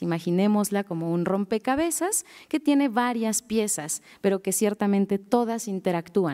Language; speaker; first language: Spanish; native; Spanish